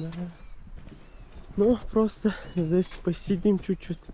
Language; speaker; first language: Russian; non-native, learner; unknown